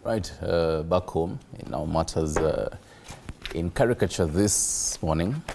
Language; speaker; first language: English; non-native, local second language; Swahili